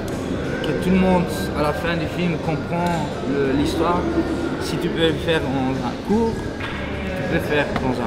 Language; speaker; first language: French; non-native, local second language; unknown